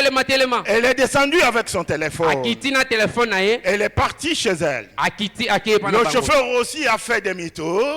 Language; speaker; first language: French; non-native, local second language; Lingala